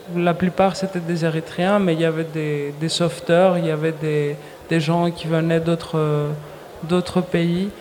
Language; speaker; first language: French; non-native, fluent; Greek